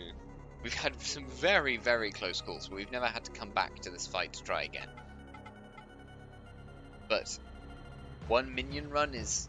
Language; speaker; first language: English; native; English